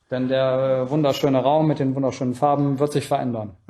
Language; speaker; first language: German; native; German